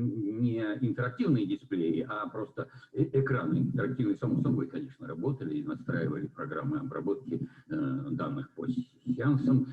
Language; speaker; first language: Russian; native; Russian